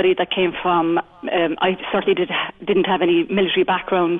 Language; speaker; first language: English; native; English